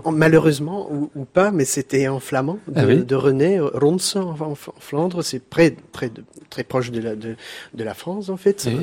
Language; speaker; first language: French; native; French